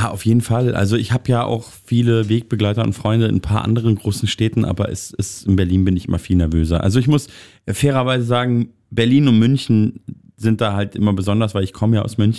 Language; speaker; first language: German; native; German